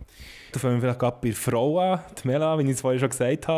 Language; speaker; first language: German; native; German